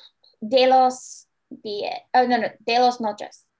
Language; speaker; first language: Spanish; non-native, learner; English